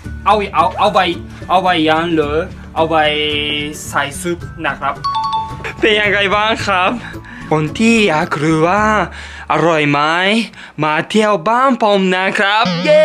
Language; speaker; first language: Thai; non-native, learner; Japanese